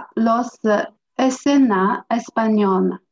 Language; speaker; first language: Spanish; non-native, learner; Chinese